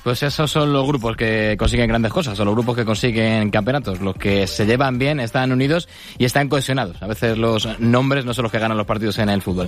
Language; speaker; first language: Spanish; native; Spanish